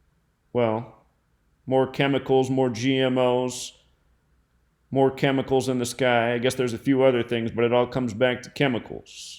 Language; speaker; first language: English; native; English